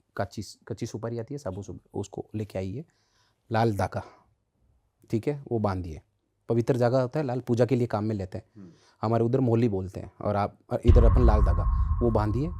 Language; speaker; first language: Hindi; native; Hindi